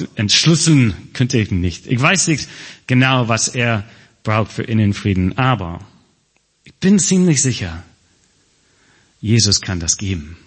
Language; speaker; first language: German; non-native, fluent; English